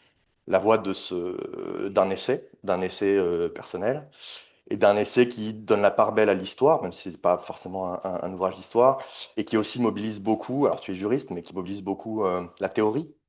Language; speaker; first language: French; native; French